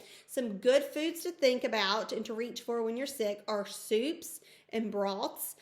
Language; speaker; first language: English; native; English